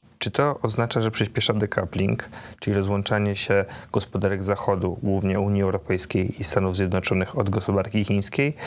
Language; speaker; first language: Polish; native; Polish